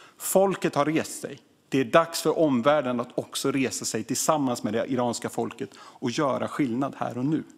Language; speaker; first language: Swedish; native; Swedish